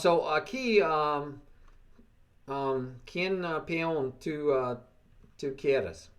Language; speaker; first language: Spanish; non-native, learner; English